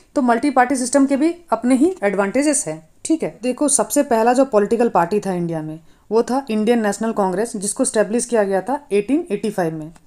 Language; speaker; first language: Hindi; non-native, local second language; Nepali